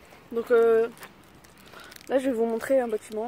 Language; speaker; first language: French; native; French